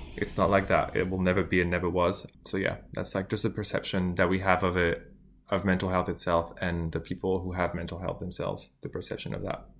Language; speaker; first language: English; non-native, fluent; French